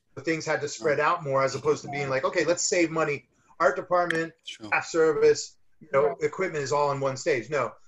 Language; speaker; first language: English; native; English